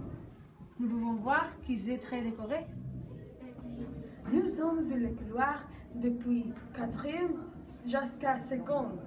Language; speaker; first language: French; non-native, learner; Spanish